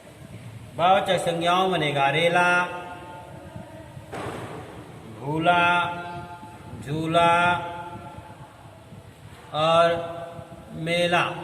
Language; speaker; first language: Hindi; native; Hindi